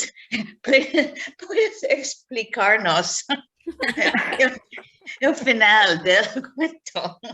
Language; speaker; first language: Spanish; non-native, learner; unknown